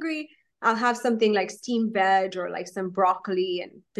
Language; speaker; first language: English; non-native, local second language; Gujarati